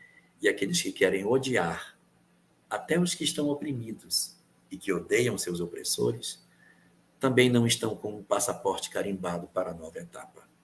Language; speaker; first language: Portuguese; native; Portuguese